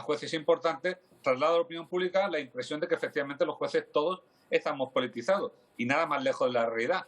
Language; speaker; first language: Spanish; native; Spanish